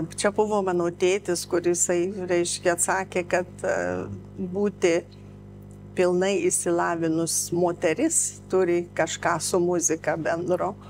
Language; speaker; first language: Lithuanian; early bilingual, heritage; Lithuanian